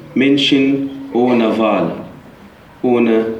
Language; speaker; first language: German; non-native, fluent; Arabic